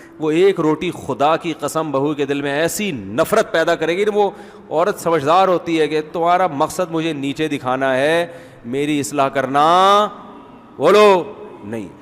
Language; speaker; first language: Urdu; native; Urdu